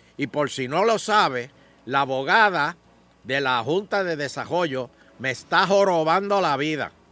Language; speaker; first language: Spanish; native; Spanish